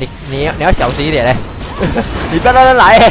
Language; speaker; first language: Chinese; native; Chinese